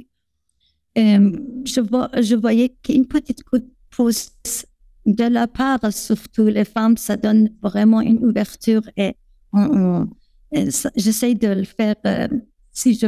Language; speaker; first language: French; non-native, fluent; Persian